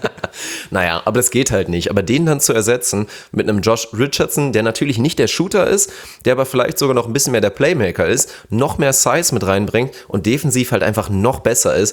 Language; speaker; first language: German; native; German